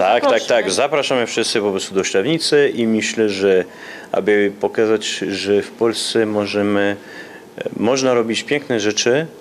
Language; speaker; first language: Polish; early bilingual, heritage; Polish